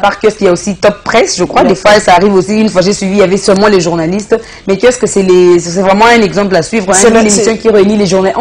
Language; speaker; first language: French; non-native, local second language; Lingala